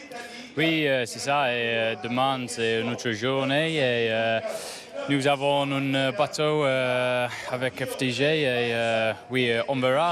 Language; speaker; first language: French; non-native, learner; English